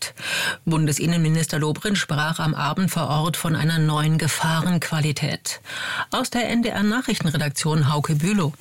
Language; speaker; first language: German; native; German